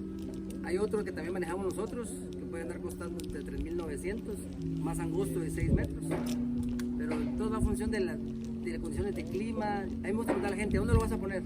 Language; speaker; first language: Spanish; native; Spanish